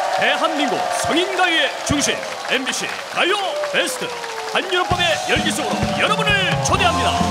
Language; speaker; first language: Korean; native; Korean